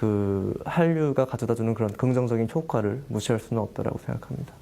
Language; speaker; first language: Korean; native; Korean